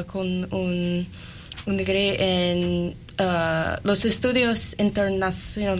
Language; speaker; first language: Spanish; early bilingual, other home language; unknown